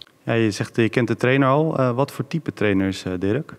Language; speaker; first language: Dutch; native; Dutch